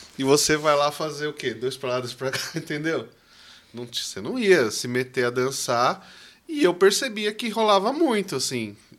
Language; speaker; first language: Portuguese; native; Portuguese